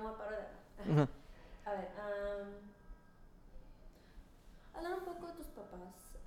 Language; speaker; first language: Spanish; early bilingual, heritage; Spanish